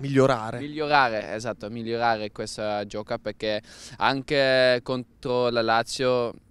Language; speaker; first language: Italian; non-native, learner; Dutch